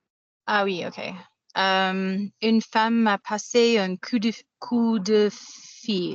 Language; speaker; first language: French; non-native, learner; English